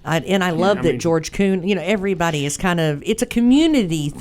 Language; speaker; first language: English; native; English